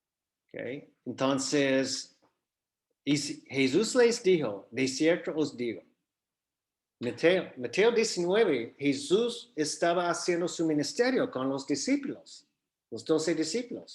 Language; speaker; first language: Spanish; non-native, fluent; English